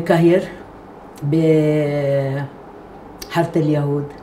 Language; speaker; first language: Hebrew; non-native, fluent; Arabic